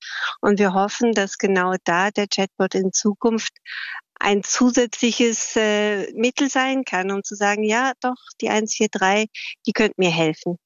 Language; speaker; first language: German; native; German